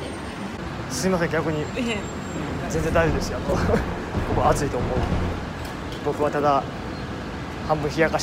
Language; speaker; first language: Japanese; native; Japanese